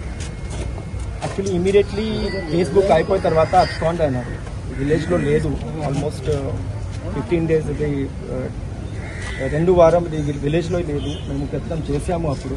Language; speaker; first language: Telugu; non-native, learner; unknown